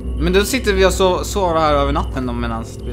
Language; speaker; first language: Swedish; native; Swedish